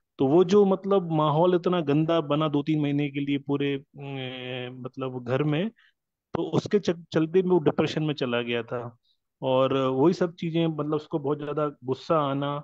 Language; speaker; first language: Hindi; non-native, local second language; Marathi